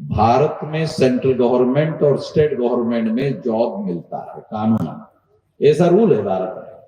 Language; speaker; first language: Hindi; non-native, local second language; Marathi